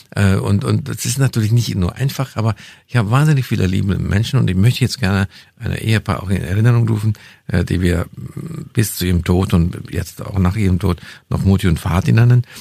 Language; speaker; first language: German; non-native, fluent; Hungarian